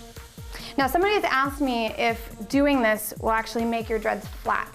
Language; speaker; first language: English; native; English